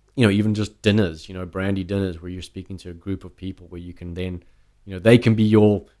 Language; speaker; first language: English; native; English